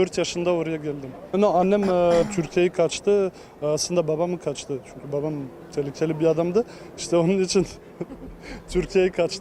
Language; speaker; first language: Turkish; early bilingual, heritage; Turkish